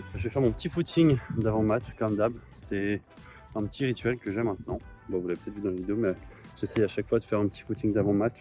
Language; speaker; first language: French; native; French